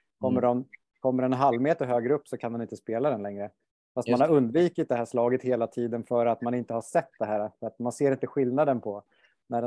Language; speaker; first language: Swedish; native; Swedish